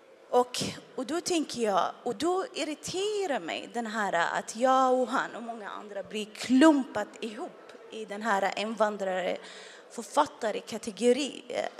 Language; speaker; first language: Swedish; non-native, fluent; Arabic